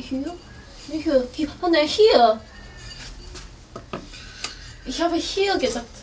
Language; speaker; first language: German; non-native, learner; Korean